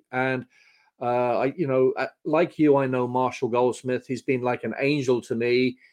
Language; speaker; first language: English; native; English